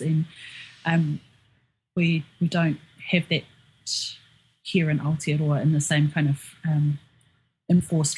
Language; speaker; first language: English; native; English